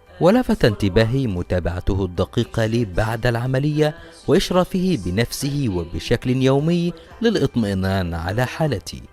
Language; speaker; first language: Arabic; native; Arabic